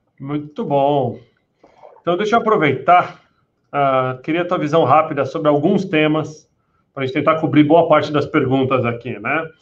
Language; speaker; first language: Portuguese; native; Portuguese